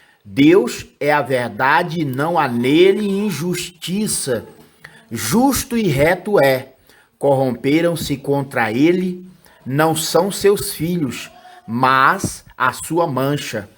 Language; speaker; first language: Portuguese; native; Portuguese